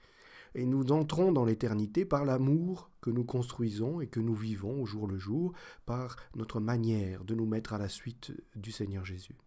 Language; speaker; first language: French; native; French